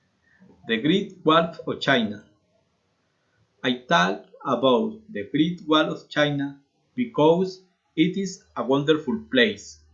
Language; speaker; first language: English; non-native, learner; Spanish